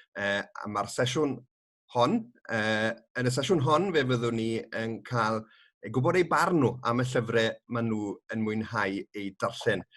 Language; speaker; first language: Welsh; native; Welsh